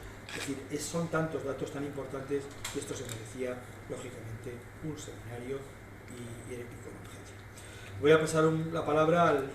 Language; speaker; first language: Spanish; native; Spanish